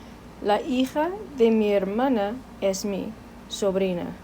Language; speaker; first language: Spanish; non-native, fluent; English